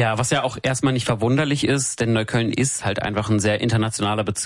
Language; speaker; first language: German; native; German